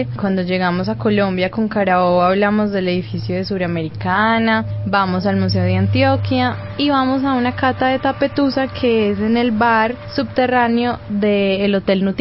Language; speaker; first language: Spanish; native; Spanish